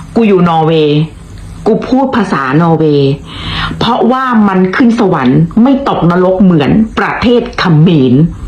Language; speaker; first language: Thai; native; Thai